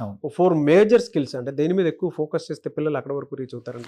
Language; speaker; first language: Telugu; native; Telugu